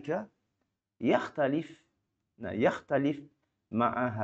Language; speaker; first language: Arabic; non-native, fluent; Malay